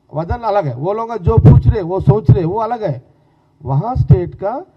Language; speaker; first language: Hindi; non-native, local second language; Telugu